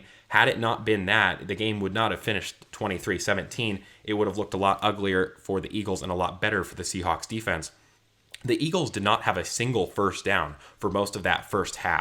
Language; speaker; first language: English; native; English